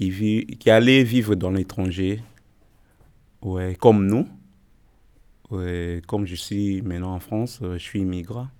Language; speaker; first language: French; non-native, learner; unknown